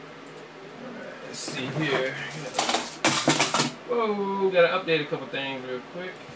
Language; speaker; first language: English; native; English